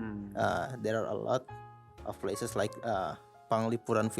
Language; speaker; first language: English; non-native, learner; Indonesian